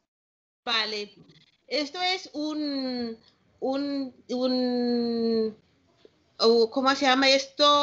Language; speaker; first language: Spanish; non-native, learner; Malagasy